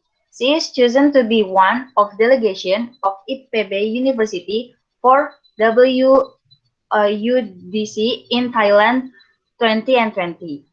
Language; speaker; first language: English; non-native, learner; Indonesian